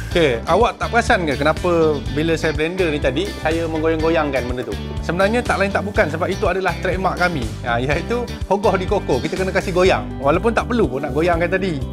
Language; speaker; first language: Malay; native; Malay